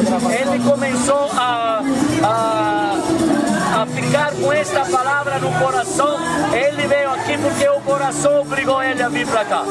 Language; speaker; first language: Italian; non-native, learner; Portuguese